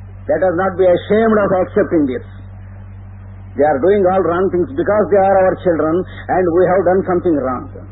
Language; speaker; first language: English; non-native, local second language; Telugu